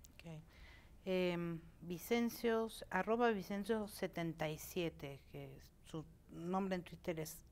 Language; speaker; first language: Spanish; native; Spanish